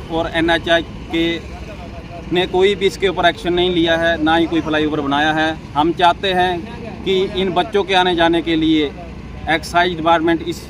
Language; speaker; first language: Hindi; non-native, local second language; Punjabi